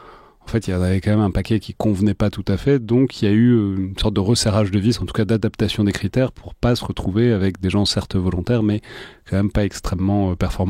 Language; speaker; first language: French; native; French